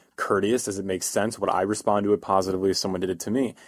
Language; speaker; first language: English; native; English